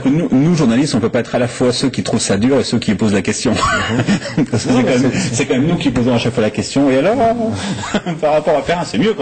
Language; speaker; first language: French; native; French